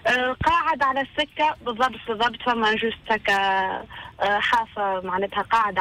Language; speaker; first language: Arabic; native; Arabic